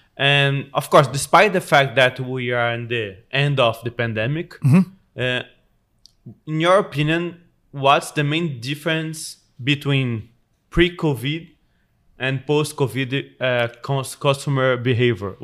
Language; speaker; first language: English; non-native, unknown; Portuguese